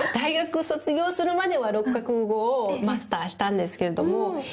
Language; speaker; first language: Japanese; non-native, fluent; English